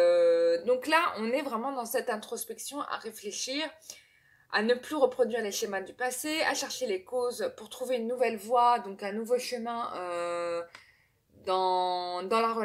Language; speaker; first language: French; native; French